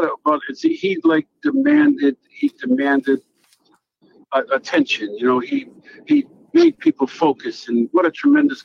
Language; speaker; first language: English; native; English